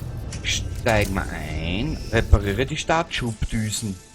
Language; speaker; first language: German; native; German